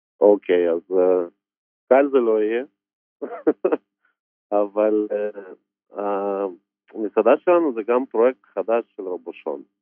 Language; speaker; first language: Hebrew; non-native, fluent; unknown